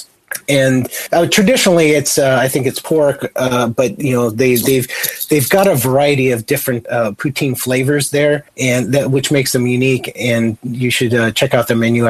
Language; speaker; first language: English; native; English